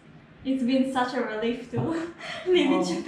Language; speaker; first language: English; non-native, fluent; Hebrew